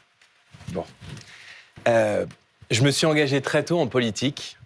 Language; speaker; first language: French; native; French